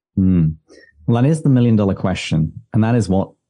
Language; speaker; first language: English; native; English